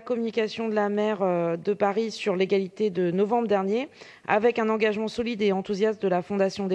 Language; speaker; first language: French; native; French